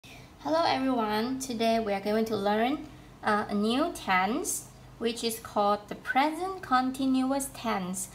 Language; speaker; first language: English; non-native, local second language; Chinese